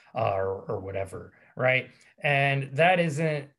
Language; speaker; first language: English; native; English